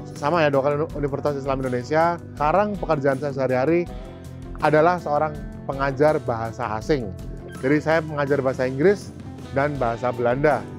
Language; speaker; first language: Indonesian; native; Indonesian